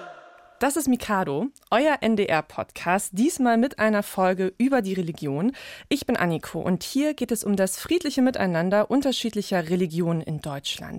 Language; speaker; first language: German; native; German